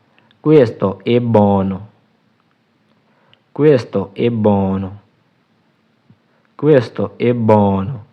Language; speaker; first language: Italian; non-native, fluent; Urdu